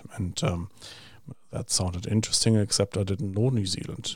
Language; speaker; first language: English; non-native, fluent; German